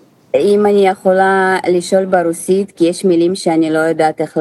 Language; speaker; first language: Hebrew; non-native, fluent; Russian